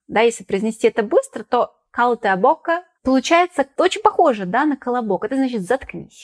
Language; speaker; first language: Russian; native; Russian